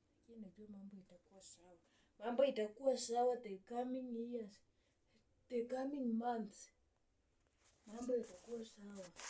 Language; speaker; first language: Swahili; native; Swahili